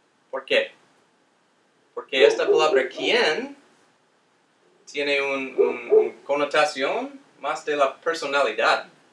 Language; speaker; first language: Spanish; non-native, fluent; English